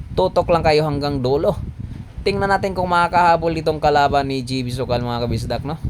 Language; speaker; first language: Filipino; non-native, local second language; Cebuano